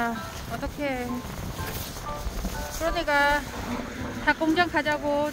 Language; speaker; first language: Korean; non-native, learner; Vietnamese